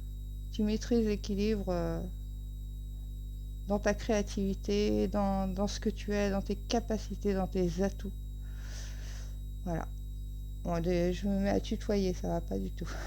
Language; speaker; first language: French; native; French